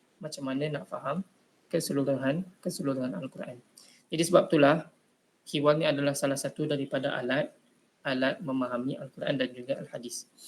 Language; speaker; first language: Malay; native; Malay